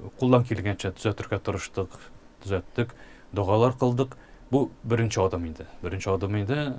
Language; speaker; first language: Tatar; early bilingual, heritage; Tatar